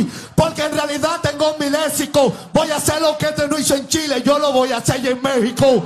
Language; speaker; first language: Spanish; native; Spanish